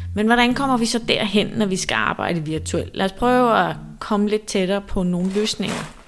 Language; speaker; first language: Danish; native; Danish